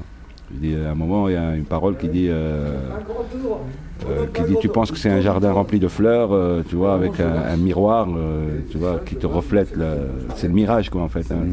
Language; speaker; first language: French; non-native, local second language; Arabic